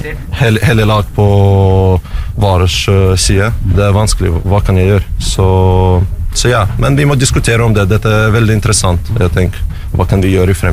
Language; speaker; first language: Norwegian; non-native, learner; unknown